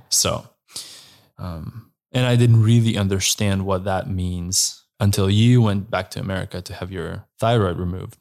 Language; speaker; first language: English; non-native, fluent; Slovenian